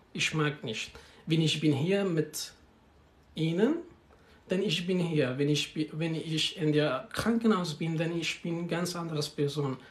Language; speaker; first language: German; non-native, learner; Persian